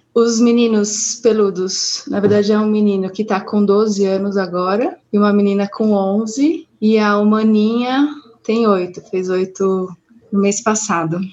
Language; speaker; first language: Portuguese; native; Portuguese